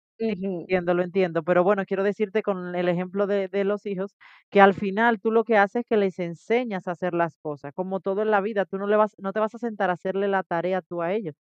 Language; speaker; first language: Spanish; native; Spanish